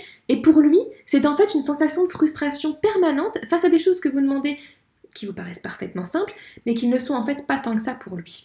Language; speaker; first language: French; native; French